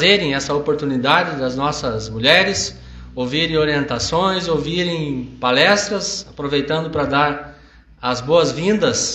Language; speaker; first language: Portuguese; native; Portuguese